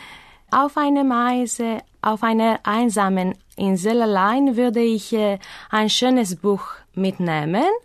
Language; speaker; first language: German; non-native, learner; Greek